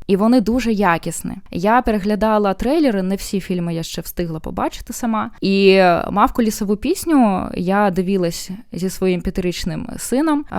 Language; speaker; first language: Ukrainian; non-native, local second language; Russian